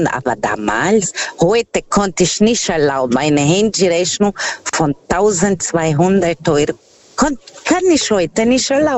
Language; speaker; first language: German; non-native, fluent; Portuguese